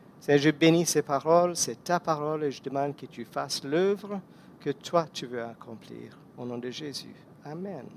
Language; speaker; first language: French; non-native, fluent; English